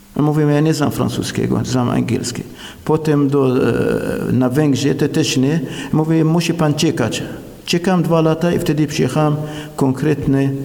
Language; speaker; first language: Polish; non-native, fluent; Arabic